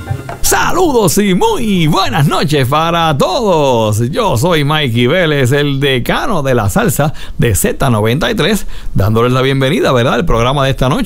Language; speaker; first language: Spanish; native; Spanish